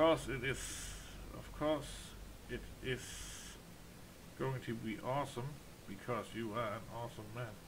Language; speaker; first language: English; non-native, fluent; Danish